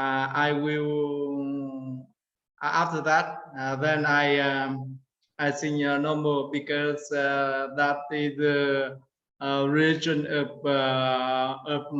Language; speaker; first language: English; non-native, learner; Vietnamese